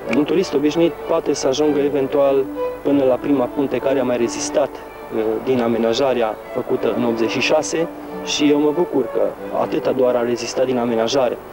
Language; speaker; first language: Romanian; native; Romanian